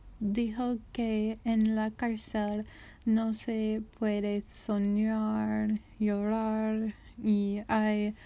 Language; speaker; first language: Spanish; non-native, learner; English